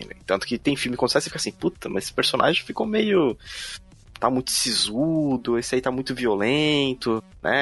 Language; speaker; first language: Portuguese; native; Portuguese